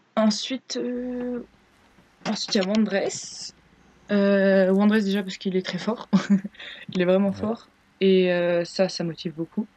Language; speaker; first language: French; native; French